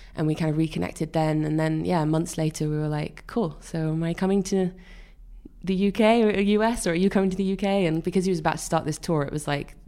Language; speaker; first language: English; native; English